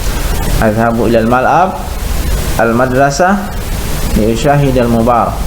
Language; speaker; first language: Arabic; non-native, fluent; Indonesian